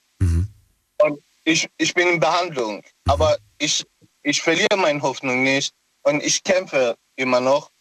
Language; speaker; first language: German; non-native, local second language; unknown